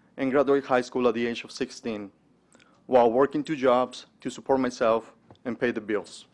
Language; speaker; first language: English; early bilingual, other home language; Spanish